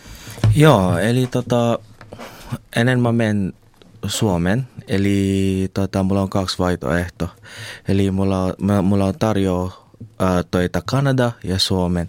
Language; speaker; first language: Finnish; non-native, learner; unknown